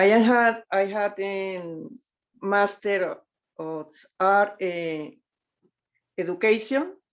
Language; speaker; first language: English; non-native, learner; Spanish